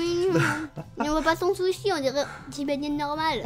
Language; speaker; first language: French; non-native, learner; Japanese